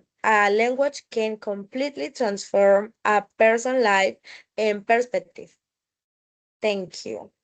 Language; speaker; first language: English; non-native, fluent; Spanish